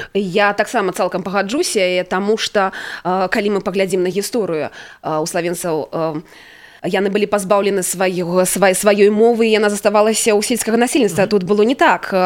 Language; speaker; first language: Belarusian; native; Belarusian